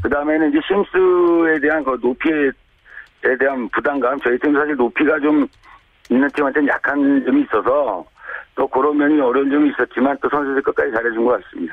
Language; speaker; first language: Korean; native; Korean